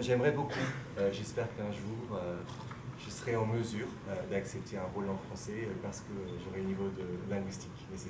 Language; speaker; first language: French; non-native, learner; Danish